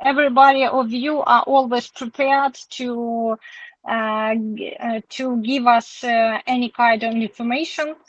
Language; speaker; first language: English; non-native, learner; Ukrainian